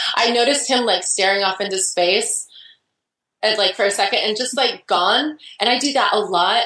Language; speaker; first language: English; native; English